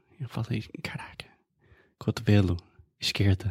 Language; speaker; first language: Portuguese; non-native, fluent; English